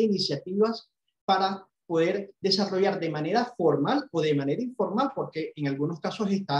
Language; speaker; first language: Spanish; native; Spanish